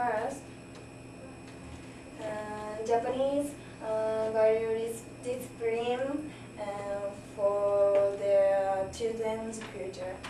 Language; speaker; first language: English; non-native, learner; Japanese